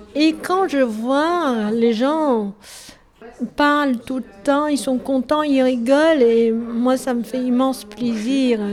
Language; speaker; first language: French; non-native, learner; Chinese